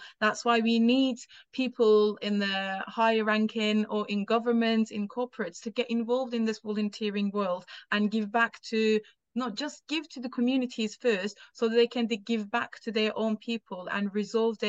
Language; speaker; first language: English; non-native, fluent; Turkish